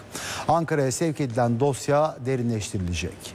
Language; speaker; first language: Turkish; native; Turkish